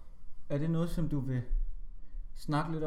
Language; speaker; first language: Danish; native; Danish